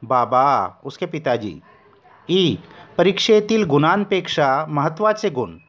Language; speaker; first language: Hindi; non-native, local second language; Marathi